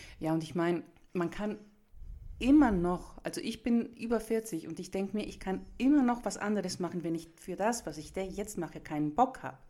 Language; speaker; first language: German; early bilingual, other home language; Greek